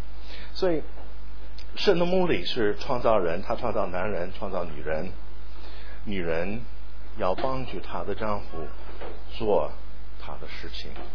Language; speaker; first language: Chinese; non-native, fluent; English